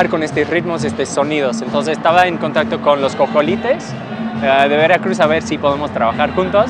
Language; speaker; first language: Spanish; non-native, fluent; English